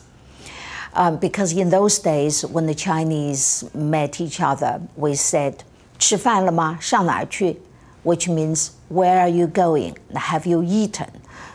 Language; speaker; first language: English; non-native, fluent; Chinese